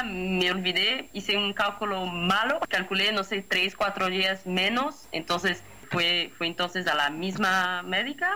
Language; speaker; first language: Spanish; non-native, fluent; Portuguese